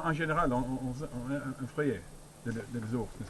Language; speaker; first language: French; non-native, learner; Swedish